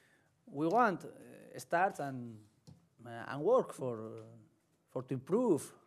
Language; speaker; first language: English; non-native, learner; Spanish